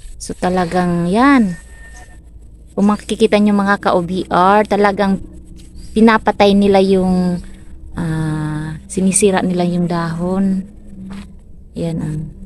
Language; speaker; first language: Filipino; non-native, local second language; Bikol